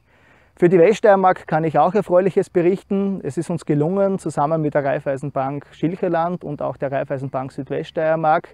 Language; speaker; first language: German; native; German